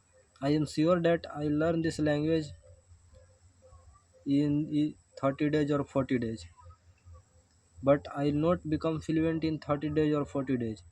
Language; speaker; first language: English; non-native, learner; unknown